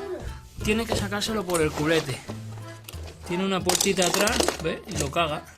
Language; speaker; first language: Spanish; native; Spanish